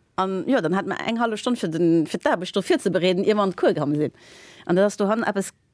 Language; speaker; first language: Luxembourgish; early bilingual, other home language; Spanish